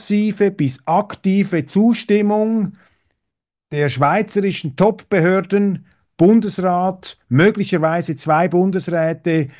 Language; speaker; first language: German; native; German